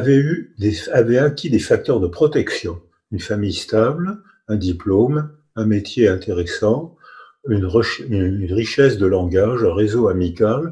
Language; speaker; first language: French; native; French